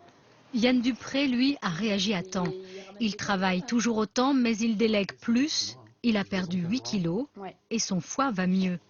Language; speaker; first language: French; native; French